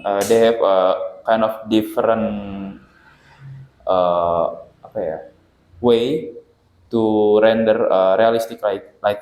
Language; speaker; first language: English; non-native, learner; Indonesian